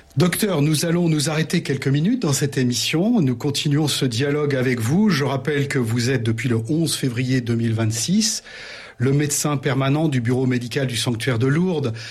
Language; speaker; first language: French; native; French